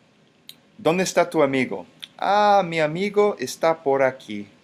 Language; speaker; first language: Spanish; non-native, fluent; English